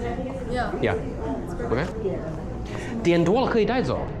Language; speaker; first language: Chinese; non-native, fluent; English